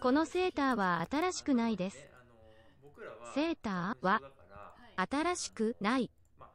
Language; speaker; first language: Japanese; non-native, learner; English